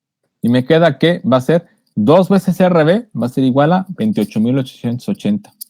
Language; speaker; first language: Spanish; native; Spanish